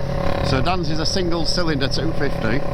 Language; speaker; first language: English; native; English